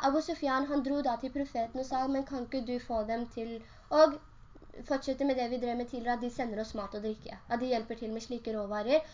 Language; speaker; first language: Norwegian; early bilingual, other home language; Urdu